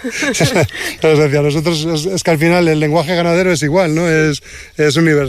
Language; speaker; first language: Spanish; native; Spanish